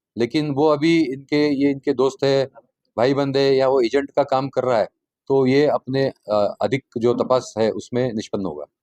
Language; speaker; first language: Hindi; non-native, local second language; Marathi